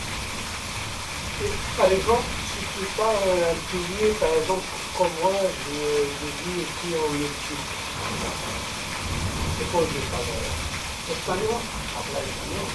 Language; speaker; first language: French; non-native, local second language; Arabic